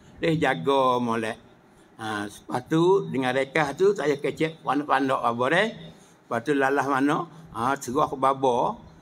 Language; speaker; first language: Malay; native; Malay